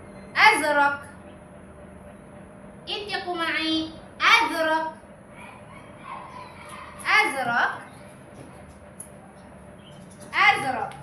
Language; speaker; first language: Arabic; non-native, learner; Malay